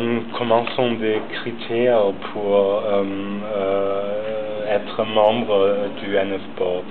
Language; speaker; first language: French; non-native, learner; German